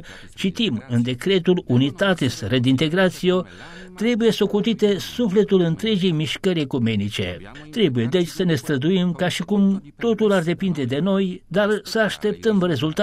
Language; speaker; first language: Romanian; native; Romanian